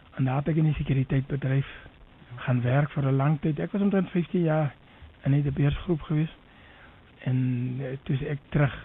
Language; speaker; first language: Afrikaans; native; Afrikaans